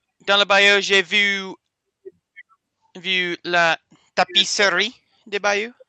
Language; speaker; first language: French; non-native, learner; English